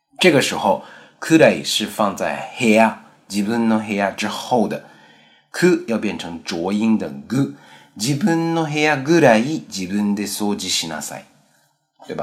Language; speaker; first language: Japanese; non-native, fluent; Chinese